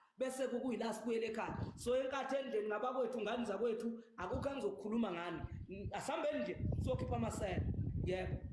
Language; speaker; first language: Zulu; native; Zulu